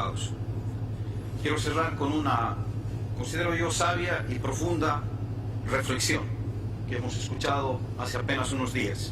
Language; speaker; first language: Spanish; native; Spanish